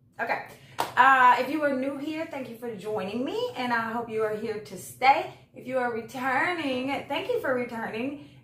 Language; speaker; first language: English; native; English